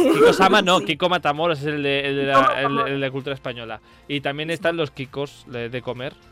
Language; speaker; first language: Spanish; native; Spanish